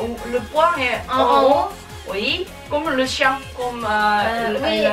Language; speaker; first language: French; non-native, learner; Japanese